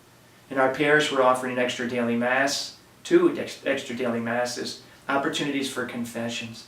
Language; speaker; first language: English; native; English